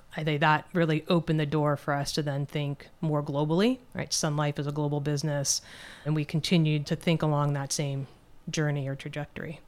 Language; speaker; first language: English; native; English